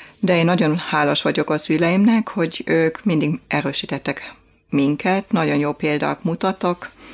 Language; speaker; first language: Hungarian; non-native, fluent; German